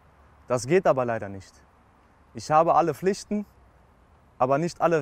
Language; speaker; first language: German; early bilingual, other home language; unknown